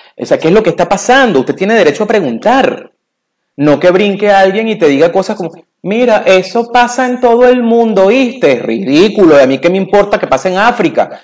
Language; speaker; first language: Spanish; native; Spanish